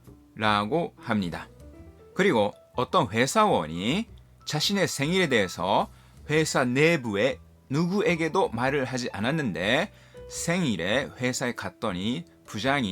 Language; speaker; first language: Korean; non-native, fluent; Japanese